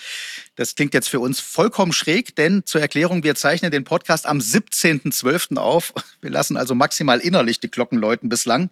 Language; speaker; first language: German; native; German